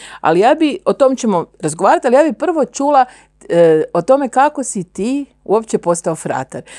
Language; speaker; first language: Croatian; native; Croatian